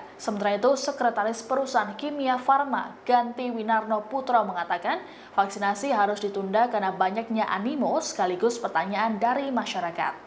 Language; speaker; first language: Indonesian; native; Indonesian